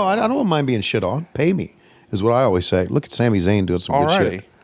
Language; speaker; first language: English; native; English